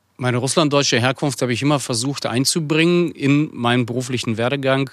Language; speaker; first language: German; early bilingual, other home language; Russian